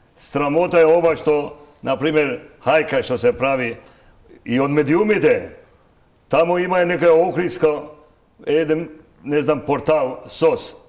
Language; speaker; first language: Macedonian; non-native, local second language; Albanian